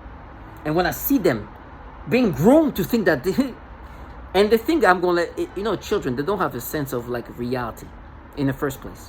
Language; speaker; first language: English; non-native, fluent; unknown